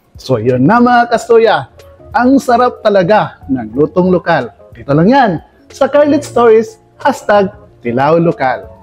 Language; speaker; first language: Filipino; non-native, local second language; Cebuano